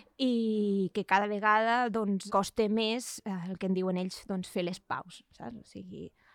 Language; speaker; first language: Catalan; native; Catalan